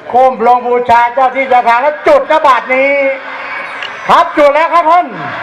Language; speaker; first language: Thai; native; Thai